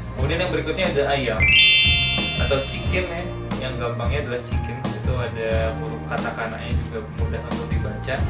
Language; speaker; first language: Indonesian; native; Indonesian